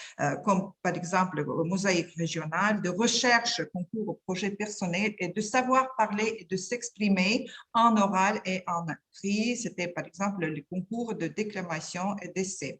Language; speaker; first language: French; non-native, fluent; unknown